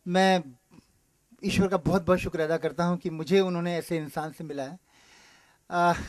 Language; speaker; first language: Hindi; native; Hindi